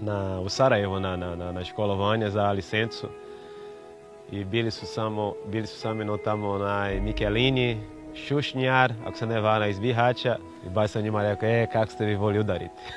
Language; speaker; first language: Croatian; non-native, fluent; Portuguese